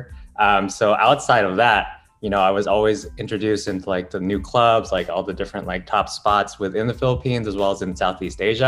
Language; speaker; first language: English; non-native, local second language; Filipino